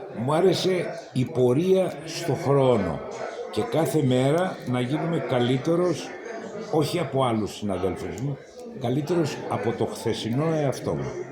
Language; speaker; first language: Greek; native; Greek